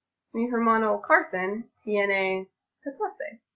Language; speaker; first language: Spanish; non-native, learner; English